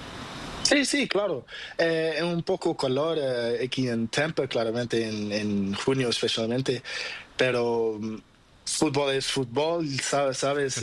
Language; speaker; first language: Spanish; non-native, learner; Portuguese